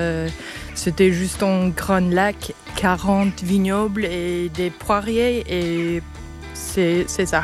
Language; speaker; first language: French; non-native, learner; English